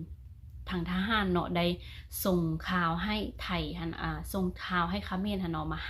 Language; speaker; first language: Thai; non-native, local second language; Northeastern Thai